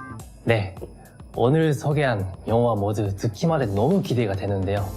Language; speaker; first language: Korean; non-native, fluent; Japanese